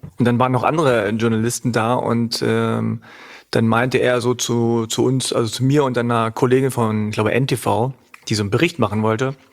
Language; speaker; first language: German; native; German